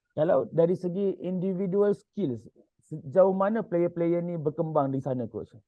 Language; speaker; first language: Malay; native; Malay